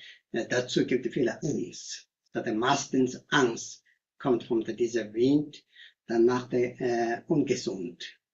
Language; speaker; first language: German; non-native, learner; Tibetan